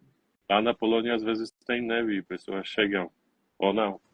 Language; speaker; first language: Portuguese; non-native, learner; Polish